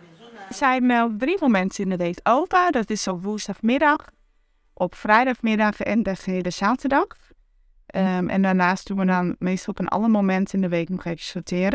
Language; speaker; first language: Dutch; native; Dutch